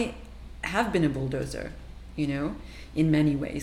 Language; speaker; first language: English; native; English